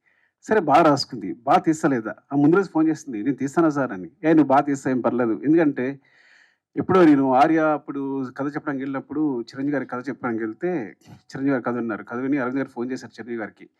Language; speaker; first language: Telugu; native; Telugu